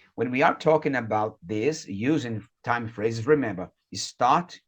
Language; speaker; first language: English; non-native, fluent; Portuguese